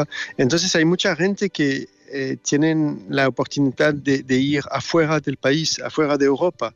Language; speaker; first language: Spanish; non-native, learner; French